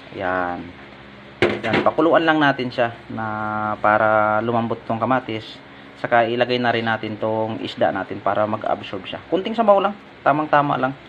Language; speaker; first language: Filipino; non-native, local second language; Hiligaynon